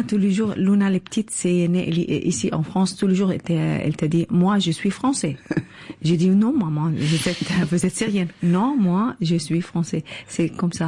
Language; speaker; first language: French; non-native, learner; Arabic